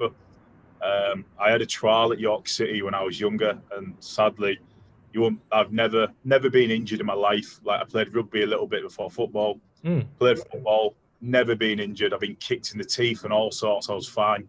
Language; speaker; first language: English; native; English